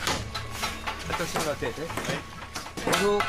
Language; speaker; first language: French; native; French